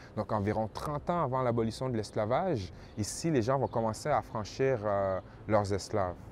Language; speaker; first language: French; native; French